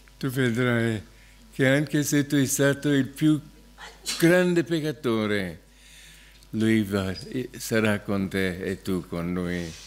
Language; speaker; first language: Italian; non-native, fluent; English